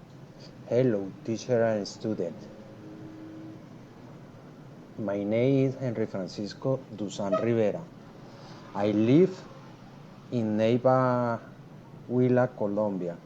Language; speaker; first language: English; non-native, learner; Spanish